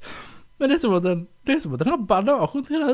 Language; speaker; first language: Swedish; native; Swedish